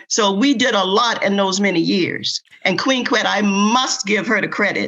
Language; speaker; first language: English; native; English